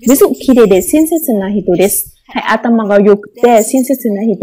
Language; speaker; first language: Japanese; non-native, fluent; Vietnamese